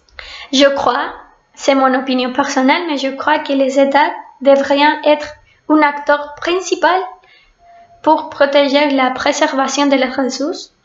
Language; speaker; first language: French; non-native, fluent; Spanish